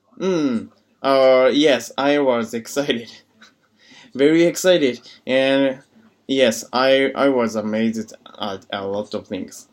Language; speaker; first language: English; non-native, learner; Japanese